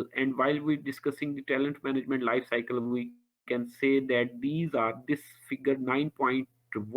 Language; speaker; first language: English; non-native, local second language; Urdu